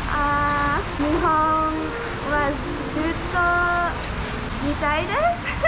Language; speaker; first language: Japanese; non-native, learner; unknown